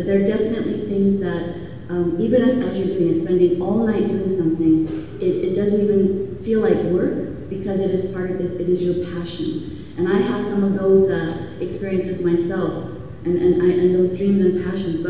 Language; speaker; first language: English; early bilingual, other home language; Korean